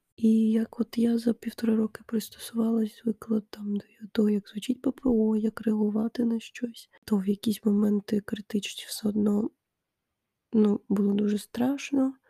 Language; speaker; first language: Ukrainian; non-native, local second language; Russian